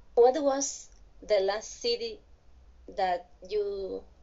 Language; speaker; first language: English; non-native, learner; Spanish